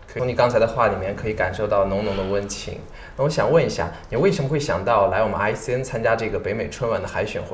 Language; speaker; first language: Chinese; native; Chinese